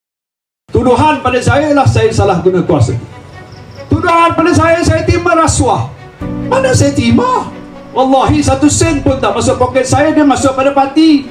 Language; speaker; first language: Malay; native; Malay